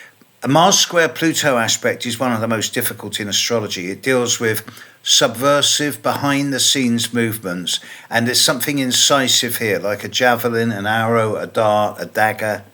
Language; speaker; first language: English; native; English